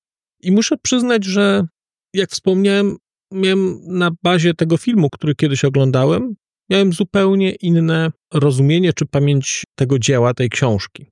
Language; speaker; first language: Polish; native; Polish